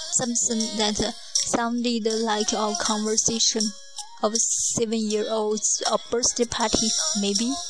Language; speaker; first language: English; non-native, learner; Chinese